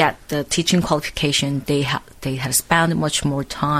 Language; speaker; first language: English; non-native, learner; Korean